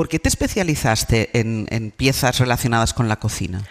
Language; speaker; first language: Spanish; native; Spanish